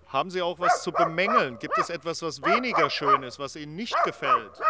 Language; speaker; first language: German; native; German